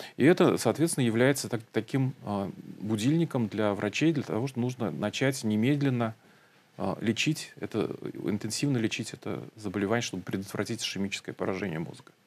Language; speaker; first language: Russian; native; Russian